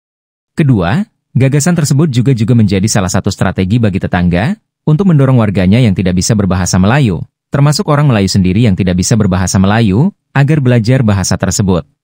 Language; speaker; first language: Indonesian; native; Indonesian